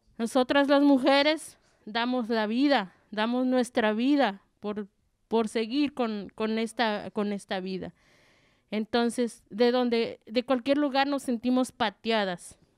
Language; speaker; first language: Spanish; native; Spanish